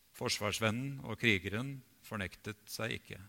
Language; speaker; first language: Norwegian; native; Norwegian